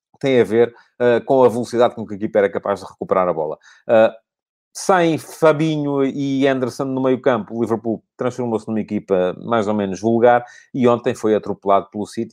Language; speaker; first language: Portuguese; native; Portuguese